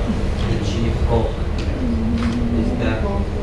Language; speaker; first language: English; non-native, learner; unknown